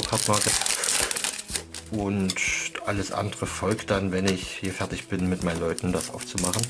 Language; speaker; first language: German; native; German